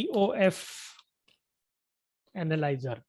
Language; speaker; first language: English; non-native, local second language; Marathi